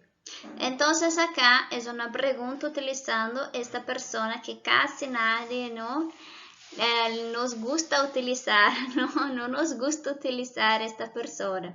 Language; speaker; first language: Spanish; non-native, fluent; Portuguese